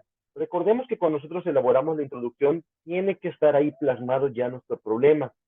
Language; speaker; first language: Spanish; native; Spanish